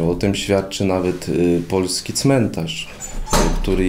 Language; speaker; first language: Polish; non-native, fluent; Russian